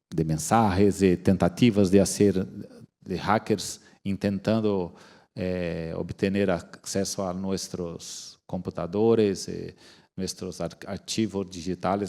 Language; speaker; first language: Spanish; non-native, fluent; Portuguese